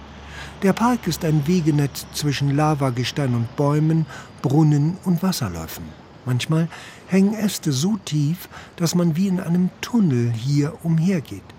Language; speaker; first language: German; native; German